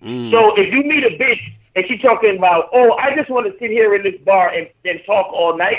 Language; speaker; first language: English; native; English